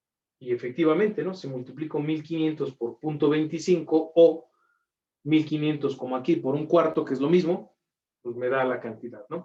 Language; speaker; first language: Spanish; native; Spanish